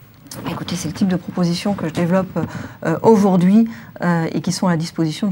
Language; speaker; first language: French; native; French